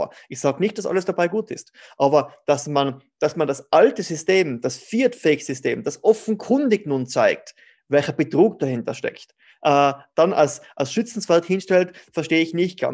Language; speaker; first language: German; native; German